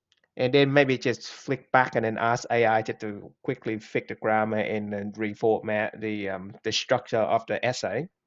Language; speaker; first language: English; non-native, fluent; Vietnamese